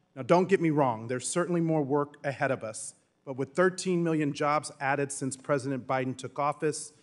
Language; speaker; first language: English; native; English